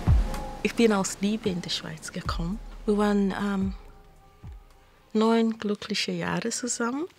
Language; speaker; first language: German; non-native, fluent; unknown